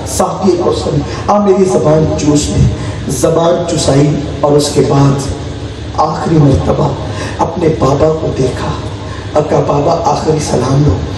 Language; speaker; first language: Urdu; native; Urdu